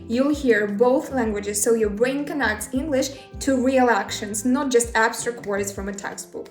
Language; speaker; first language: English; non-native, fluent; Ukrainian